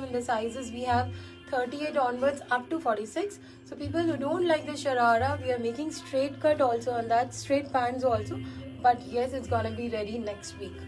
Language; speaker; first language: English; non-native, local second language; Hindi